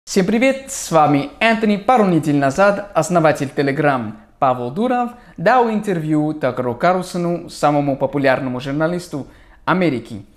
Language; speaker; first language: Russian; non-native, fluent; English